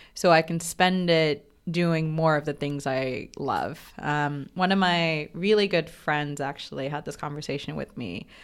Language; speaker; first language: English; non-native, local second language; Bangla